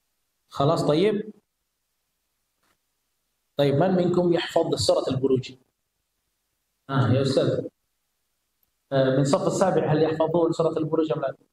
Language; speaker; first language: Arabic; non-native, fluent; Indonesian